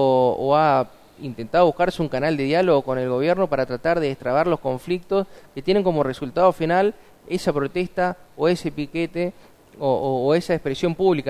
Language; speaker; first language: Spanish; native; Spanish